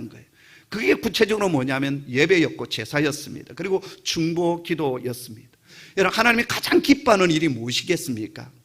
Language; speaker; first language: Korean; native; Korean